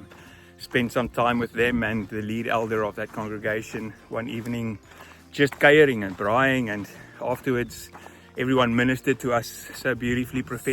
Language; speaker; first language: English; non-native, local second language; Afrikaans